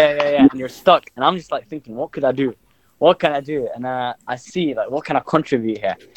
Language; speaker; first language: English; native; English